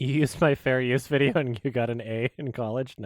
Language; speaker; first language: English; native; English